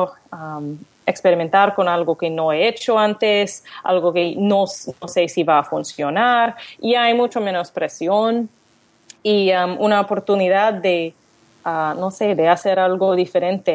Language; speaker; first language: Spanish; non-native, learner; English